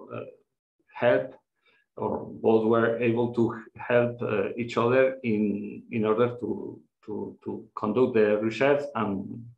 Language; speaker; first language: English; non-native, fluent; Spanish